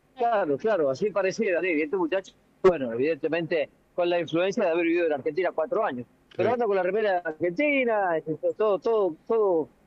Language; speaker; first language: Spanish; native; Spanish